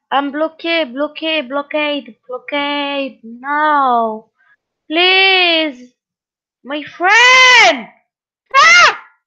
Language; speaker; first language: English; non-native, learner; French